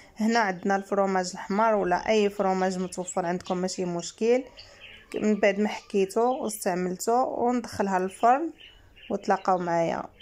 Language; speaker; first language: Arabic; native; Arabic